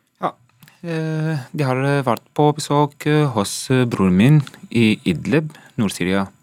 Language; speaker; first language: Norwegian; non-native, learner; Arabic